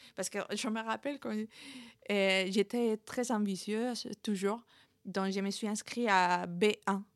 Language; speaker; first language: French; non-native, fluent; Spanish